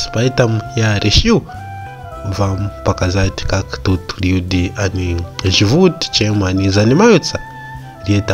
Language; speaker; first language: Russian; non-native, learner; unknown